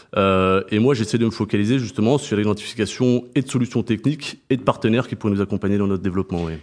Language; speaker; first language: French; native; French